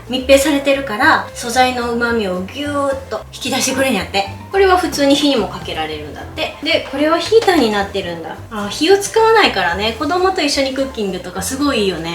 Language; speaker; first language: Japanese; native; Japanese